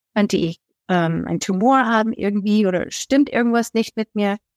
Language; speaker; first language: German; non-native, fluent; English